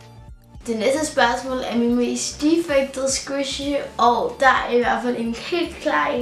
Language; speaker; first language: Danish; native; Danish